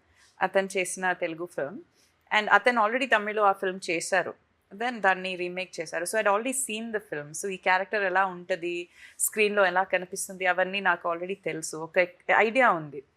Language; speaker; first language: Telugu; non-native, fluent; Tamil